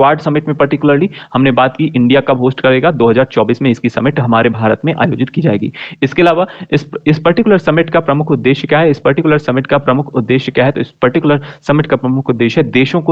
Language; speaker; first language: Hindi; native; Hindi